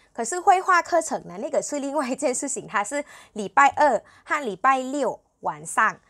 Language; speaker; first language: Chinese; non-native, fluent; Thai